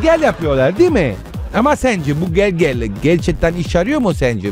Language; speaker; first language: Turkish; non-native, fluent; Italian